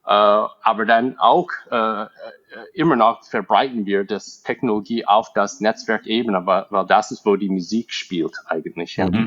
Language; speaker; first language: German; non-native, fluent; English